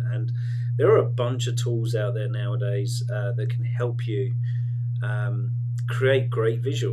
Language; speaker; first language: English; native; English